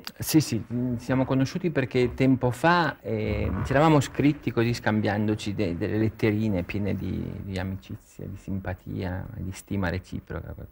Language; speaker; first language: Italian; native; Italian